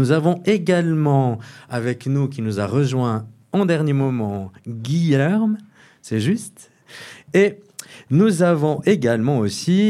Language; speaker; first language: French; native; French